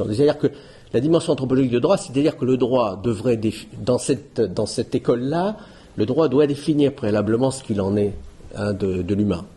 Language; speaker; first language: French; native; French